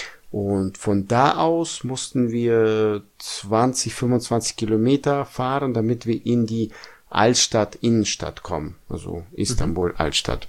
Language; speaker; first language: German; non-native, fluent; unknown